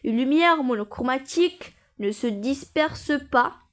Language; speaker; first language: French; non-native, local second language; Arabic